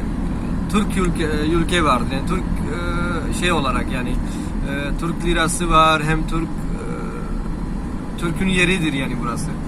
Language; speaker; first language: Turkish; non-native, learner; Urdu